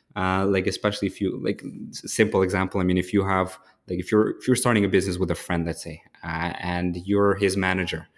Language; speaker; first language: English; early bilingual, other home language; Ukrainian